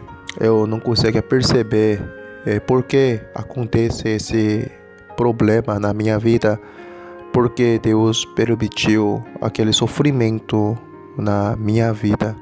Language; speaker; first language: Portuguese; non-native, learner; Korean